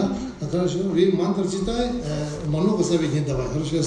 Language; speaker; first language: Russian; non-native, learner; Tibetan